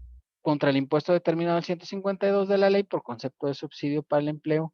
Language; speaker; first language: Spanish; native; Spanish